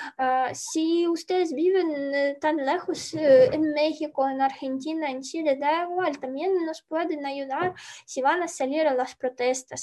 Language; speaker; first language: Spanish; non-native, learner; Ukrainian